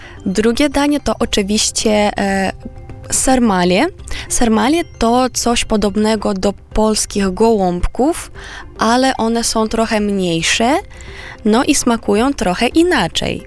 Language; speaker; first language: Polish; non-native, fluent; Romanian